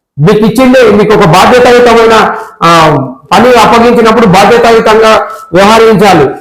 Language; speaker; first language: Telugu; native; Telugu